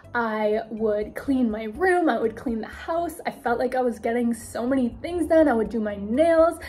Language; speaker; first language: English; native; English